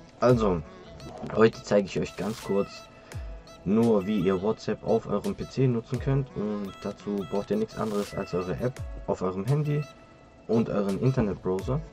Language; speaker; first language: German; native; German